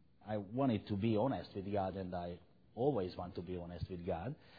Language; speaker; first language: English; non-native, fluent; Hungarian